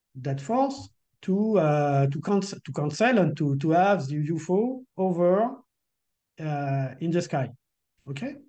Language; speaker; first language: English; non-native, fluent; French